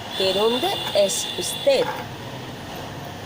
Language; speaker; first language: Spanish; non-native, fluent; Bangla